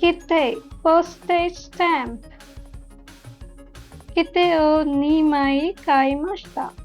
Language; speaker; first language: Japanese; non-native, learner; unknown